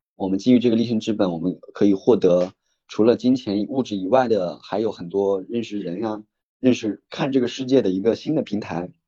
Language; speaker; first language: Chinese; native; Chinese